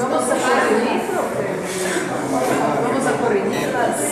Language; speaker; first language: Spanish; non-native, learner; Portuguese